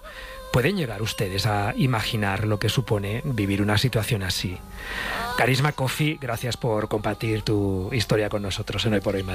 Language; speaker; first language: Spanish; native; Spanish